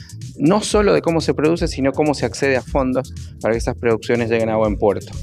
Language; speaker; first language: Spanish; native; Spanish